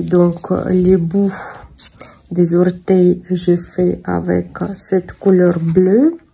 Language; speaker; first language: French; non-native, fluent; Russian